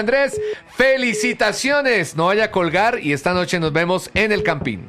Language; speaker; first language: Spanish; native; Spanish